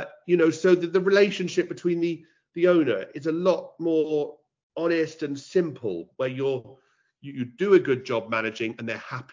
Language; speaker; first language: English; native; English